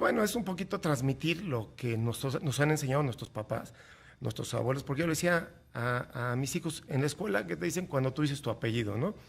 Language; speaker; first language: Spanish; native; Spanish